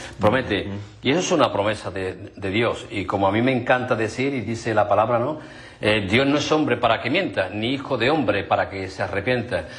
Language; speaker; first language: Spanish; native; Spanish